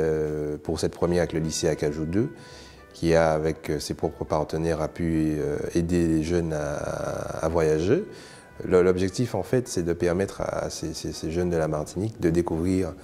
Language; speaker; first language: French; native; French